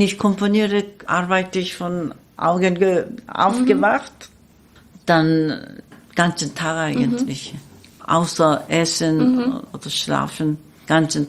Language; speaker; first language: German; non-native, learner; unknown